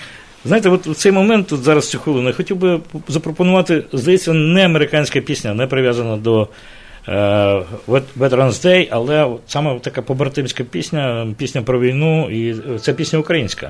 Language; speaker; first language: Ukrainian; native; Ukrainian